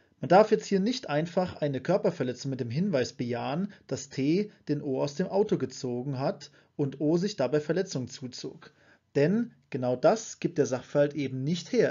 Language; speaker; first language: German; native; German